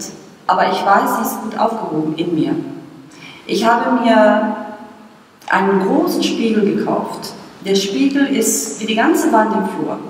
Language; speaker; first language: German; non-native, fluent; Bosnian